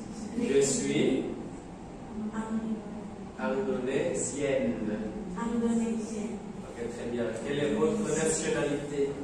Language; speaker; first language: French; non-native, fluent; Indonesian